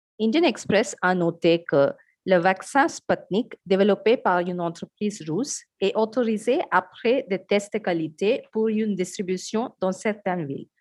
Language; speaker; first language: French; non-native, fluent; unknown